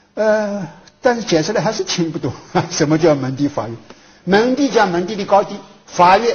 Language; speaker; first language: Chinese; native; Chinese